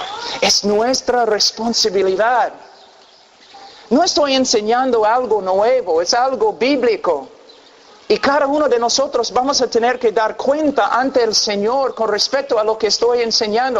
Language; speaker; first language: Spanish; non-native, fluent; English